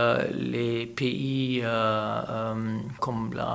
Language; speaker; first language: French; non-native, fluent; German